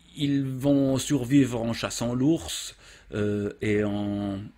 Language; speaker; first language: French; native; French